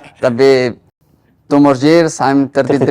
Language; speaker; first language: English; non-native, learner; Spanish